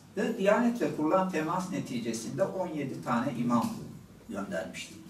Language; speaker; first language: Turkish; non-native, local second language; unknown